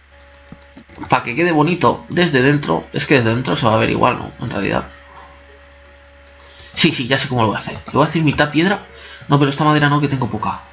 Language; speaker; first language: Spanish; native; Spanish